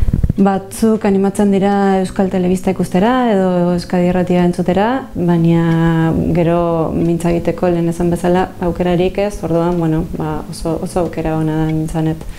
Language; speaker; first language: Basque; non-native, fluent; Spanish